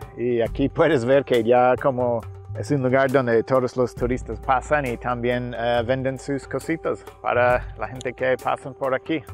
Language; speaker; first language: Spanish; non-native, fluent; English